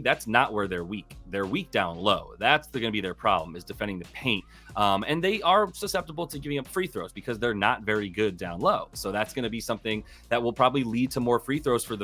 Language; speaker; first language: English; native; English